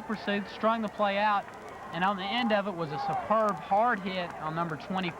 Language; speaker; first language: English; native; English